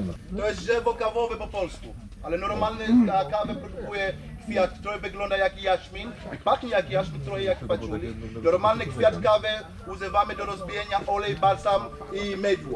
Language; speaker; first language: Polish; non-native, learner; Swahili